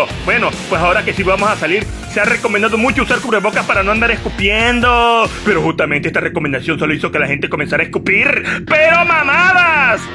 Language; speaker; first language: Spanish; native; Spanish